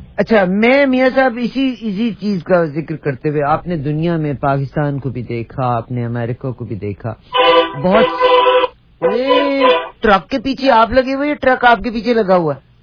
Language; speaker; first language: Urdu; native; Urdu